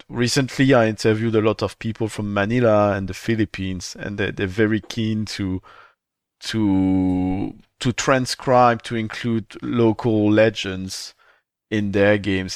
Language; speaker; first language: English; non-native, fluent; French